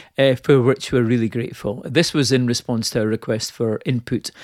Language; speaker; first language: English; native; English